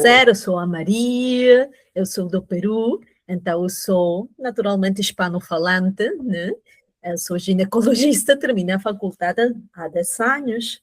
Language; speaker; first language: Portuguese; non-native, fluent; Spanish